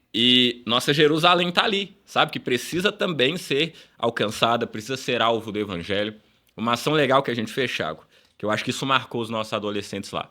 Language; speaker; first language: Portuguese; early bilingual, other home language; Upper Guinea Crioulo